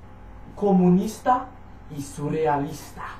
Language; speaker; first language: Spanish; non-native, learner; English